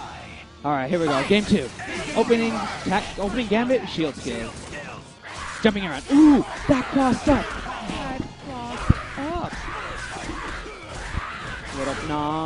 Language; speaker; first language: English; native; English